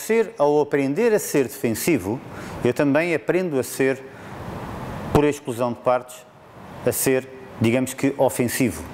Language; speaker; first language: Portuguese; native; Portuguese